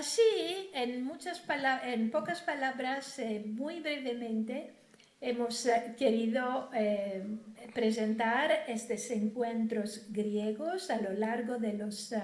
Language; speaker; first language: Spanish; non-native, fluent; Greek